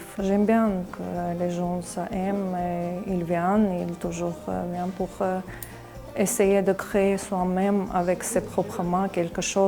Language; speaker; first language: French; non-native, learner; Armenian